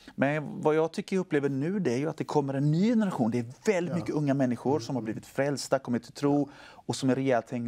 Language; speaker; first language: Swedish; native; Swedish